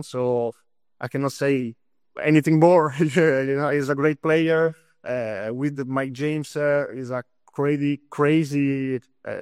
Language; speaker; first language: English; non-native, fluent; Italian